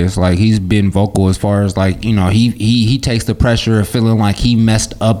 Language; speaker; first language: English; native; English